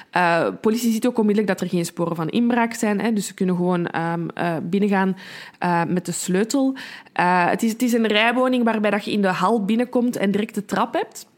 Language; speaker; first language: Dutch; native; Dutch